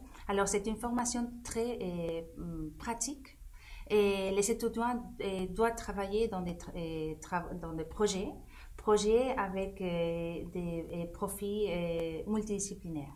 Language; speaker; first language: French; non-native, fluent; Spanish